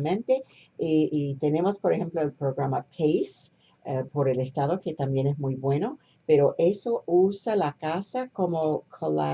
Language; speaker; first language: Spanish; non-native, fluent; English